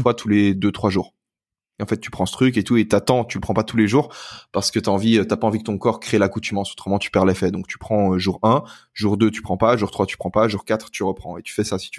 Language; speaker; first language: French; native; French